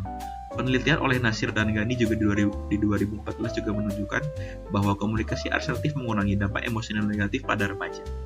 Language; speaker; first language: Indonesian; native; Indonesian